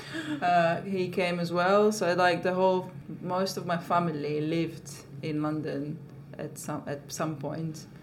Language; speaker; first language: English; non-native, fluent; Slovak